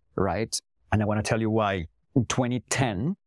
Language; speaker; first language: English; non-native, fluent; Spanish